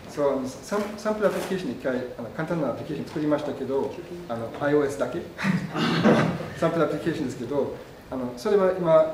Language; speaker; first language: Japanese; non-native, fluent; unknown